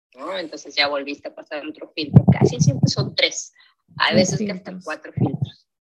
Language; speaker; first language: Spanish; native; Spanish